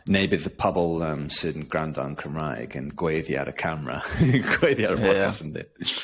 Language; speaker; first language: Welsh; non-native, local second language; English